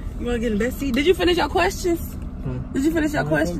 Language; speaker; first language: English; native; English